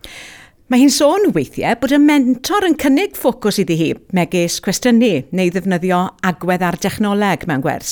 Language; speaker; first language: Welsh; native; Welsh